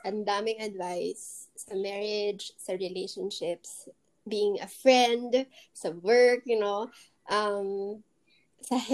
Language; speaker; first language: English; non-native, local second language; Filipino